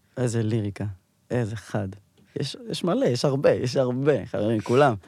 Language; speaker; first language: Hebrew; native; Hebrew